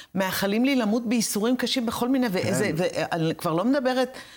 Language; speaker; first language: Hebrew; native; Hebrew